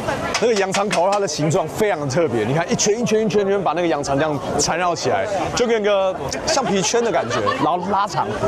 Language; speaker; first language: Chinese; native; Chinese